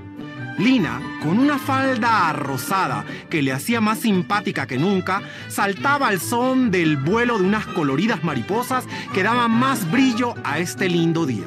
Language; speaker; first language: Spanish; native; Spanish